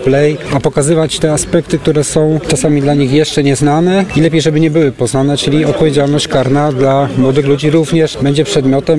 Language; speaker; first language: Polish; native; Polish